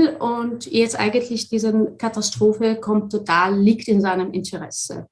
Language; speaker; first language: German; non-native, fluent; Arabic